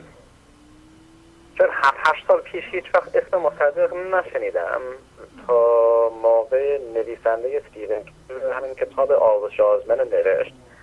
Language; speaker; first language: Persian; early bilingual, heritage; Persian